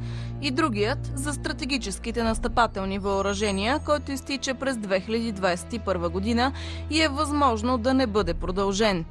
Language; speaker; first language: Bulgarian; native; Bulgarian